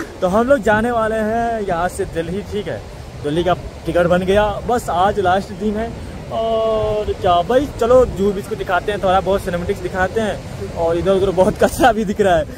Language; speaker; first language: Hindi; native; Hindi